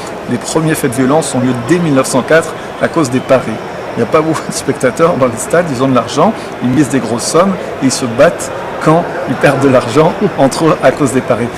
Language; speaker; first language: French; native; French